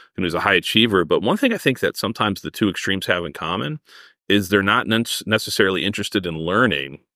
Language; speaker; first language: English; native; English